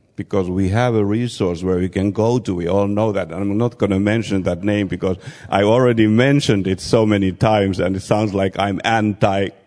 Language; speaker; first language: English; non-native, fluent; Finnish